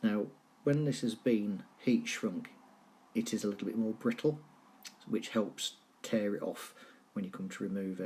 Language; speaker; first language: English; native; English